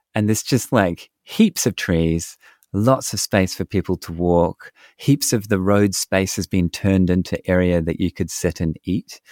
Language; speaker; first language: English; native; English